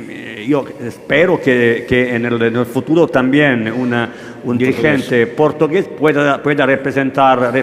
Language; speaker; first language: Spanish; non-native, learner; Italian